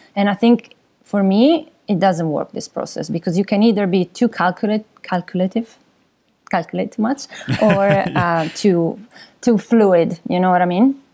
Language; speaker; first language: English; non-native, fluent; Italian